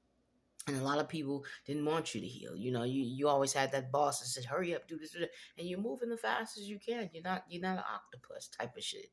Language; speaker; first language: English; native; English